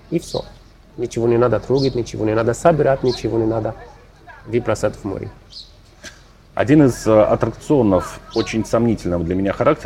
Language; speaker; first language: Russian; non-native, learner; Arabic